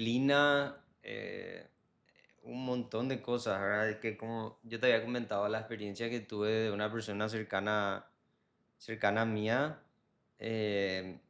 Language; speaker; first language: Spanish; native; Spanish